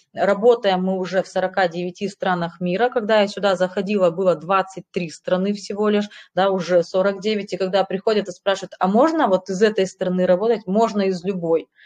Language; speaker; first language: Russian; native; Russian